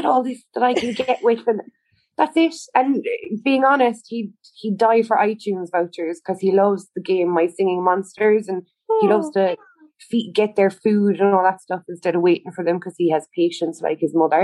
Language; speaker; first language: English; native; English